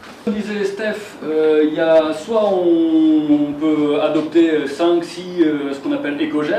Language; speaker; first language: French; native; French